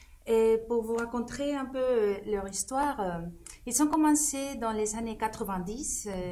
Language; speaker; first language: French; non-native, fluent; Spanish